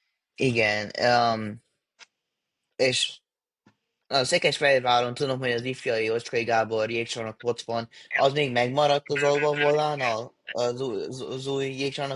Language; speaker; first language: Hungarian; early bilingual, heritage; English